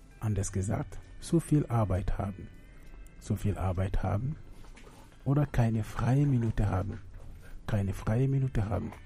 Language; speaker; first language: German; non-native, fluent; French